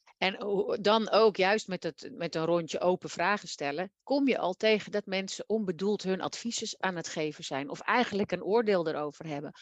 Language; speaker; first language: Dutch; native; Dutch